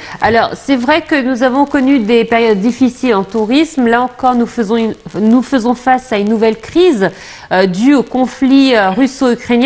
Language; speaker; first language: French; non-native, fluent; Arabic